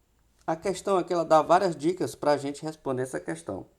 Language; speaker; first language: Portuguese; native; Portuguese